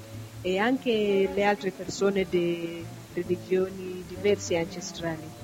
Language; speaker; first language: Italian; non-native, learner; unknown